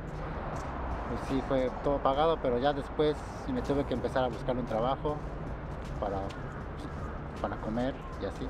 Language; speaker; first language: Spanish; native; Spanish